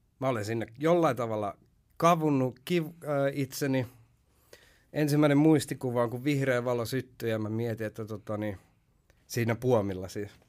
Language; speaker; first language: Finnish; early bilingual, heritage; Finnish